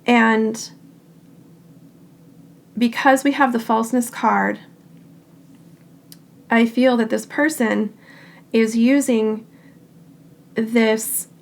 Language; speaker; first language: English; native; English